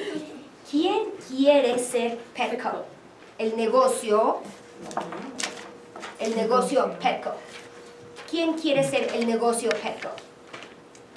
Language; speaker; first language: Spanish; non-native, fluent; English